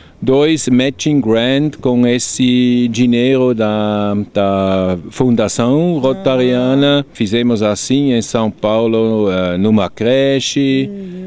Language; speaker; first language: Portuguese; non-native, fluent; German